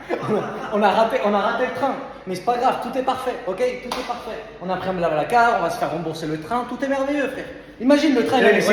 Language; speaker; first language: French; native; French